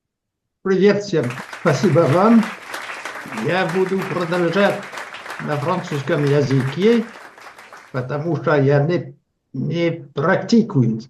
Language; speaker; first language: Russian; non-native, fluent; French